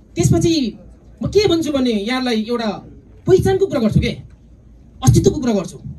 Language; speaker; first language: Nepali; non-native, local second language; Eastern Tamang